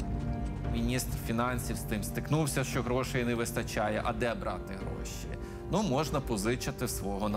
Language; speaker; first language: Ukrainian; native; Ukrainian